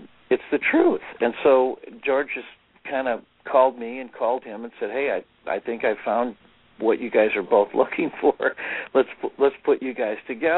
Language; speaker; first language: English; native; English